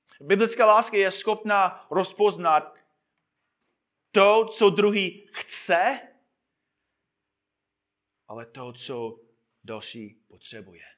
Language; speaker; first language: Czech; non-native, fluent; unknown